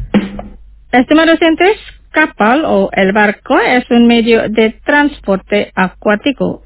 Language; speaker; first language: Spanish; non-native, fluent; Indonesian